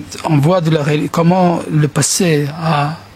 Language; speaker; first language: French; non-native, fluent; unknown